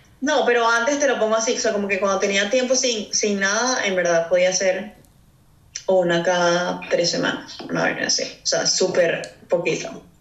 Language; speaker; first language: Spanish; native; Spanish